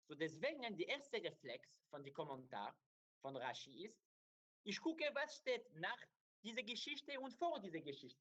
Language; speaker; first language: German; non-native, learner; Hebrew